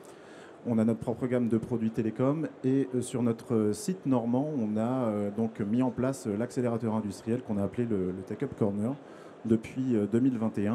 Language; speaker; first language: French; native; French